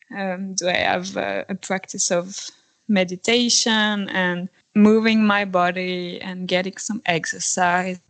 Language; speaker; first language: English; non-native, fluent; French